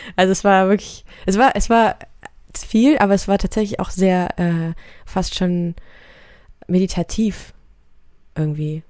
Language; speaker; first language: German; early bilingual, other home language; Russian